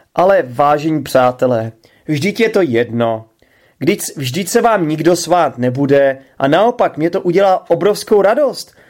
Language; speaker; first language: Czech; native; Czech